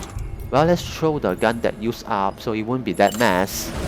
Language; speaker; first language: English; non-native, learner; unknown